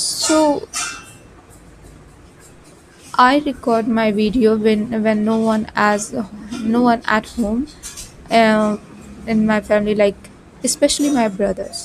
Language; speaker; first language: English; non-native, learner; Bhojpuri